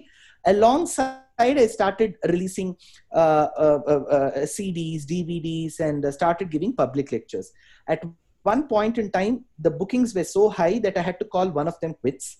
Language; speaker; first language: English; non-native, local second language; Tamil